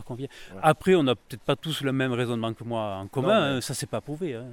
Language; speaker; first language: French; native; French